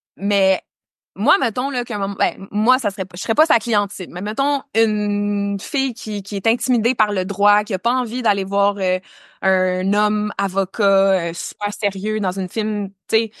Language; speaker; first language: French; native; French